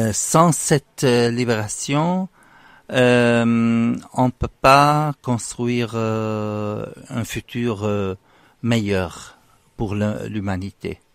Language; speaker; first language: French; non-native, fluent; Arabic